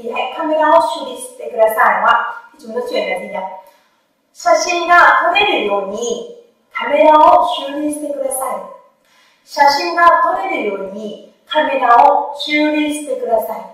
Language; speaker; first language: Japanese; non-native, fluent; Vietnamese